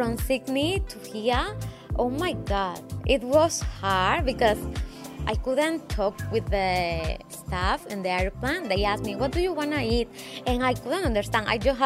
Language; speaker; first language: English; non-native, learner; Spanish